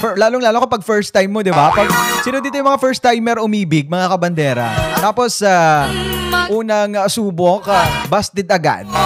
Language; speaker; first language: Filipino; non-native, local second language; Waray